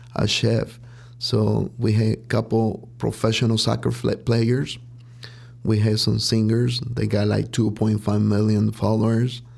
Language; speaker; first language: English; non-native, fluent; Spanish